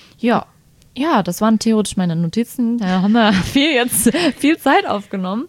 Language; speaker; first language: German; native; German